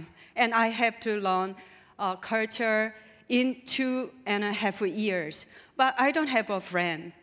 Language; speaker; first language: English; non-native, learner; Korean